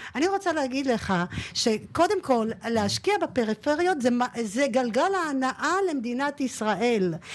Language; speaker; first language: Hebrew; native; Hebrew